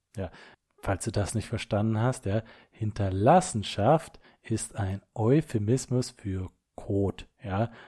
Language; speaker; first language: German; native; German